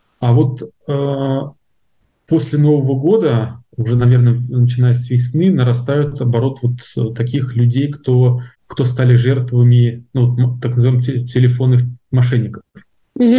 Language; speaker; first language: Russian; native; Russian